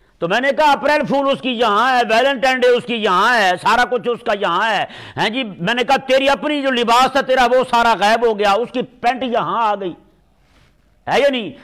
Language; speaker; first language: Urdu; non-native, local second language; Punjabi